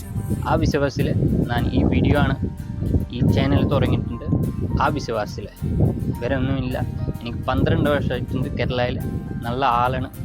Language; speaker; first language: Malayalam; non-native, learner; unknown